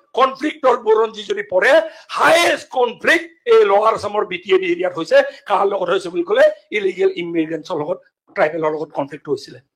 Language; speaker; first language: Assamese; non-native, local second language; Mising